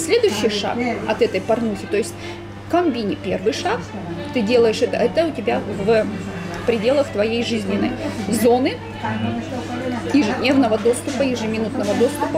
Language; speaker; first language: Russian; native; Russian